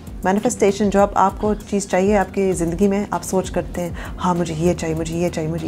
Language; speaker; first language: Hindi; early bilingual, heritage; Urdu